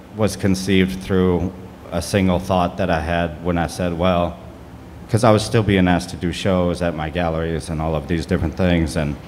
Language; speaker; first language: English; native; English